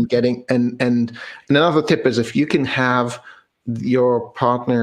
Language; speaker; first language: English; native; English